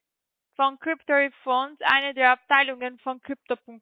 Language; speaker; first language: German; non-native, learner; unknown